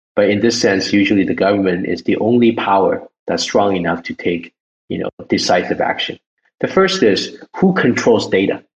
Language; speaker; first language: English; early bilingual, other home language; Chinese